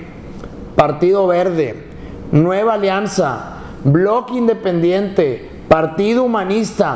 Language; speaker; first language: Spanish; native; Spanish